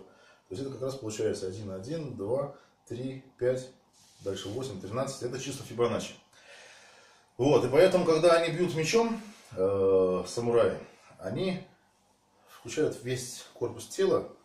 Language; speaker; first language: Russian; native; Russian